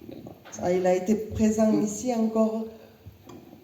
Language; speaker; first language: French; native; French